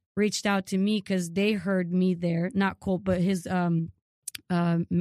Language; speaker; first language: English; early bilingual, other home language; Ukrainian